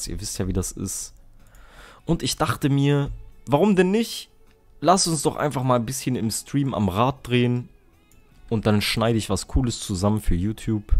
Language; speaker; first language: German; native; German